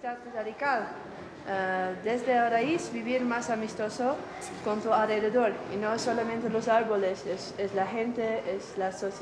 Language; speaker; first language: Spanish; non-native, learner; Dutch